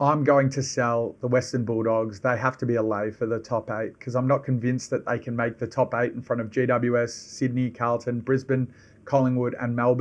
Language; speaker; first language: English; native; English